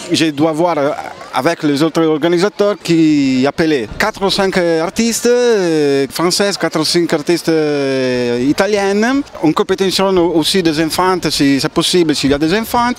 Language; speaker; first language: French; non-native, learner; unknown